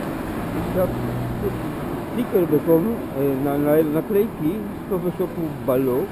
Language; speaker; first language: German; non-native, learner; Polish